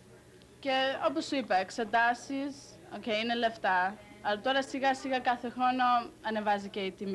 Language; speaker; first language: Greek; early bilingual, heritage; Greek